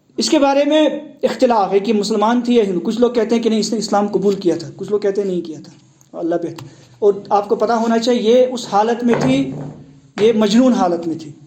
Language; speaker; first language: Urdu; non-native, local second language; Kashmiri